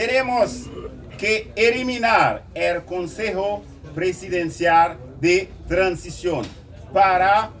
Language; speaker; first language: Spanish; non-native, learner; Haitian Creole